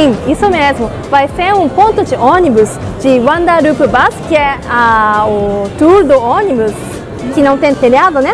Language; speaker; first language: Portuguese; non-native, learner; Japanese